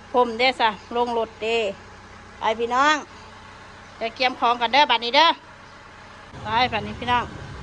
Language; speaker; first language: Thai; native; Thai